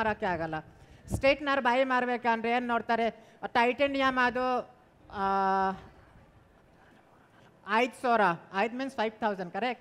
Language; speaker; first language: Kannada; non-native, local second language; Hindi